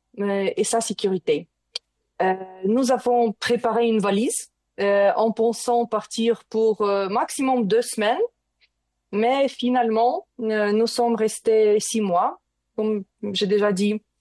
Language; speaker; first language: French; non-native, learner; Ukrainian